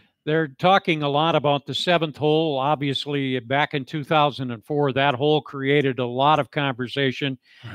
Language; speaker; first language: English; native; English